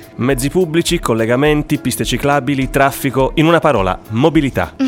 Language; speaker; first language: Italian; native; Italian